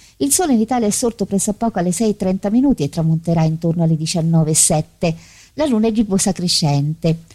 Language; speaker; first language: Italian; native; Italian